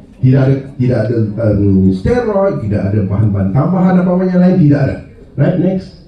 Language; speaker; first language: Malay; native; Malay